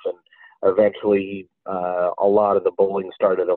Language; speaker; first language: English; native; English